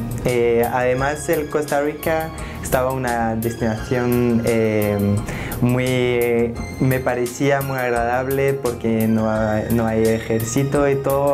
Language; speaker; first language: Spanish; non-native, learner; French